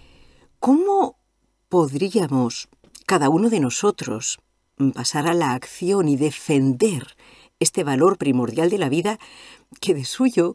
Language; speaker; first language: Spanish; native; Spanish